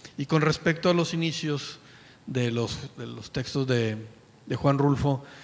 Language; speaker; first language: Spanish; native; Spanish